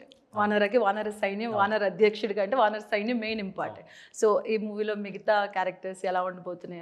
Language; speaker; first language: Telugu; native; Telugu